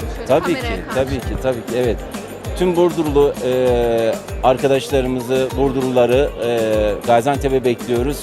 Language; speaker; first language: Turkish; native; Turkish